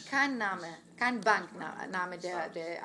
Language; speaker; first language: German; non-native, fluent; Greek